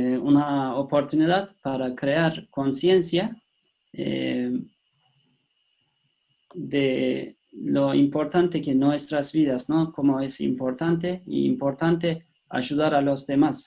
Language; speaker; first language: Spanish; non-native, fluent; Turkish